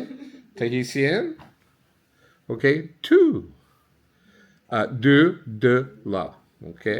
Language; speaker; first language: French; non-native, learner; English